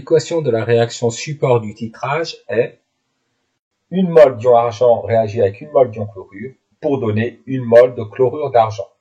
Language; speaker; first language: French; native; French